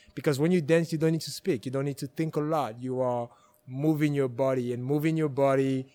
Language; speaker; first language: English; non-native, local second language; French